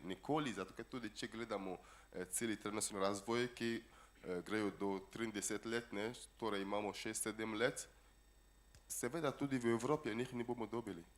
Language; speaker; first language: Slovenian; non-native, fluent; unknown